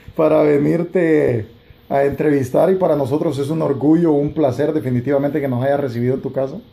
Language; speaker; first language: Spanish; native; Spanish